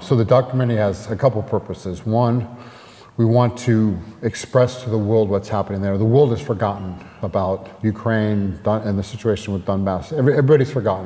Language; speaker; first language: English; native; English